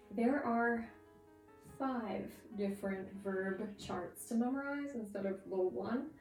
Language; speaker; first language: English; native; English